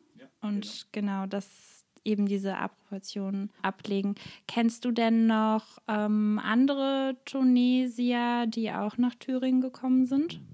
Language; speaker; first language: German; native; German